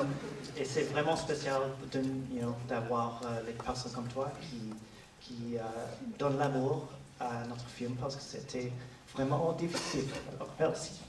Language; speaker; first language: French; non-native, fluent; English